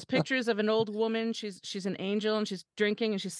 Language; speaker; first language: English; non-native, fluent; French